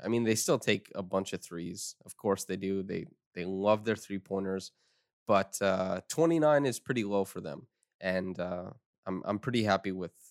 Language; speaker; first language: English; native; English